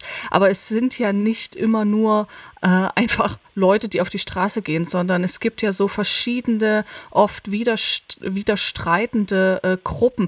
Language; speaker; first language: German; native; German